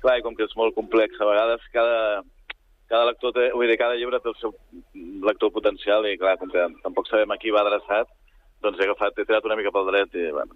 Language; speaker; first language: Catalan; native; Catalan